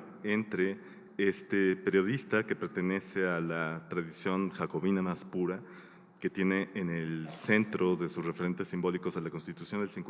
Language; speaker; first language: Spanish; native; Spanish